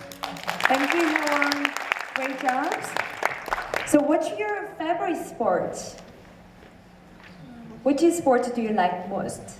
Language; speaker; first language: English; non-native, learner; Korean